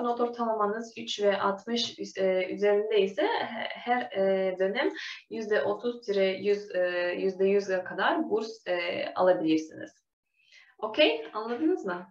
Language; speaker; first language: Turkish; non-native, fluent; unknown